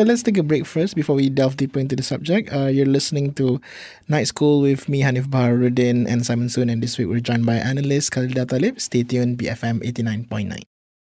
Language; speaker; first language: English; non-native, local second language; Malay